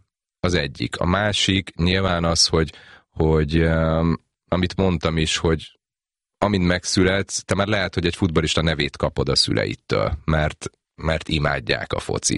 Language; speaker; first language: Hungarian; native; Hungarian